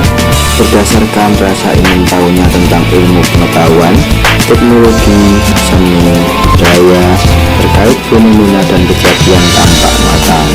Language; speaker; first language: Indonesian; native; Indonesian